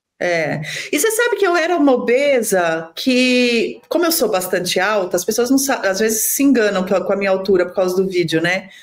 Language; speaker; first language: Portuguese; native; Portuguese